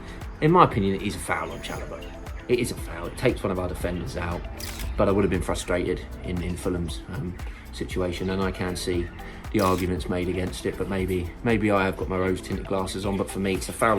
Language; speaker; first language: English; native; English